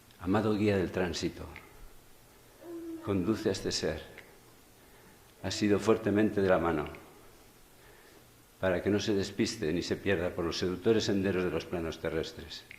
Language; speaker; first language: Spanish; native; Spanish